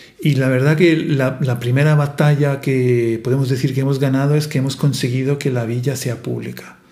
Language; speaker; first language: Spanish; non-native, fluent; Italian